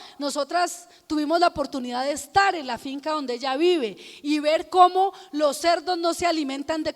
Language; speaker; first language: Spanish; native; Spanish